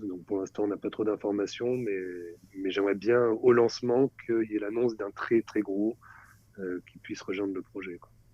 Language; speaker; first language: French; native; French